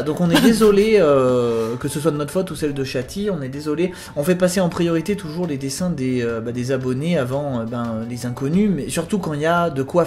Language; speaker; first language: French; native; French